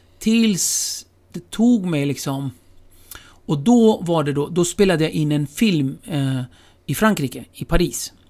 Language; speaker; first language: Swedish; early bilingual, other home language; Kurdish